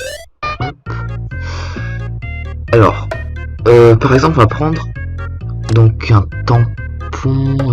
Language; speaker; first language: French; native; French